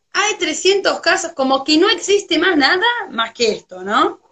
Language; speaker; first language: Spanish; native; Spanish